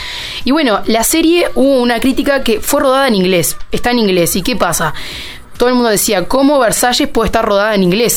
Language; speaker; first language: Spanish; native; Spanish